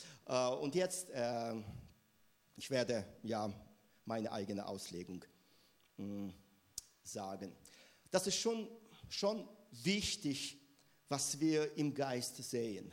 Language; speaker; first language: German; non-native, fluent; Russian